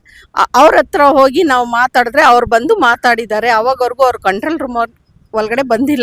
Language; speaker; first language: Kannada; non-native, local second language; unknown